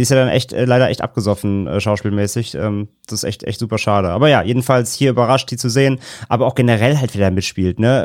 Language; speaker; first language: German; native; German